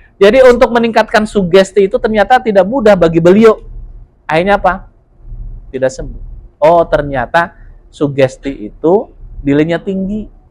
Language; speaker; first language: Indonesian; non-native, local second language; Javanese